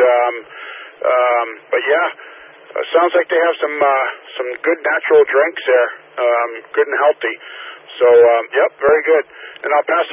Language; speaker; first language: English; native; English